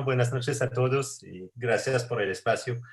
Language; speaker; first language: Spanish; non-native, fluent; French